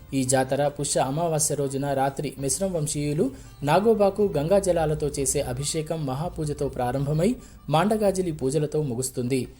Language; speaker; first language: Telugu; native; Telugu